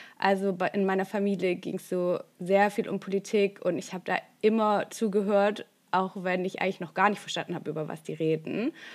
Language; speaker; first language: German; native; German